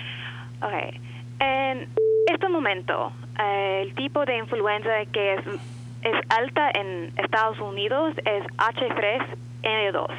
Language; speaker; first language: Spanish; non-native, learner; English